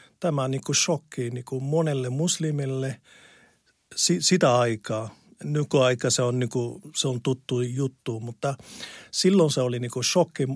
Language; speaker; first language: Finnish; non-native, learner; Arabic